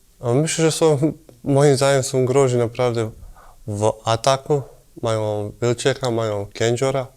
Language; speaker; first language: Polish; non-native, fluent; Bosnian